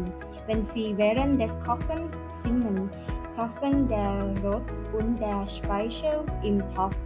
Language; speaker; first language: German; non-native, learner; Thai